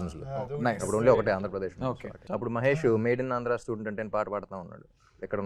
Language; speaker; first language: Telugu; native; Telugu